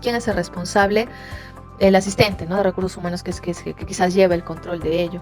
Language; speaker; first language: Spanish; native; Spanish